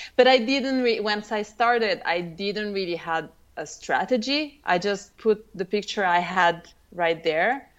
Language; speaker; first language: English; early bilingual, other home language; Italian